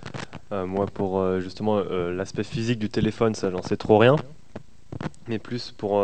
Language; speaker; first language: French; native; French